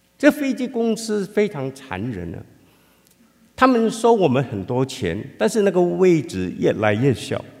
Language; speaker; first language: Chinese; non-native, local second language; Hakka Chinese